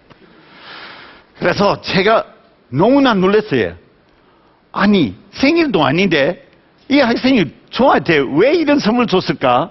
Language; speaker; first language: Korean; non-native, fluent; English